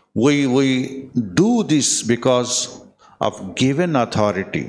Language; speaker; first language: English; non-native, local second language; Telugu